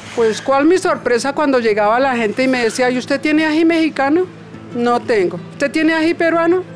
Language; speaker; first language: Spanish; native; Spanish